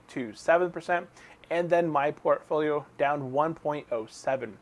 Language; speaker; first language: English; native; English